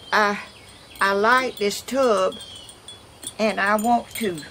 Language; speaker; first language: English; native; English